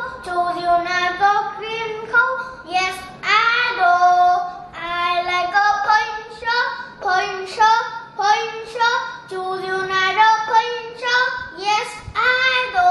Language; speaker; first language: English; non-native, learner; Vietnamese